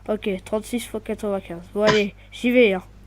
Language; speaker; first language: French; native; French